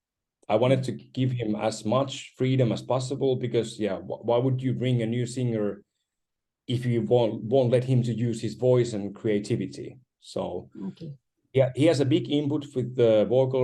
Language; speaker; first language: English; non-native, fluent; Finnish